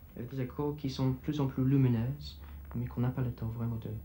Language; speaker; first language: French; non-native, fluent; English